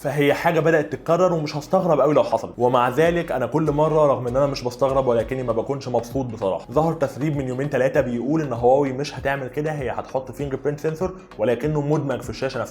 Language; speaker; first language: Arabic; native; Arabic